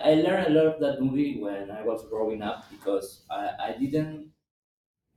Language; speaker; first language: English; non-native, fluent; Spanish